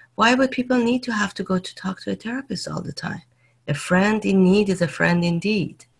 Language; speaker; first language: English; non-native, fluent; Persian